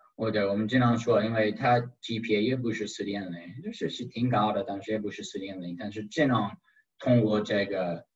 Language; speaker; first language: Chinese; non-native, fluent; English